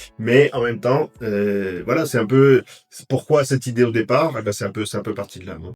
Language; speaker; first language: French; native; French